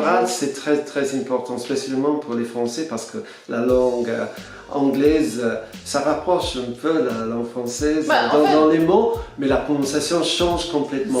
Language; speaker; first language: French; non-native, fluent; English